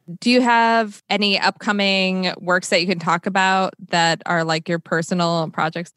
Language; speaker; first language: English; native; English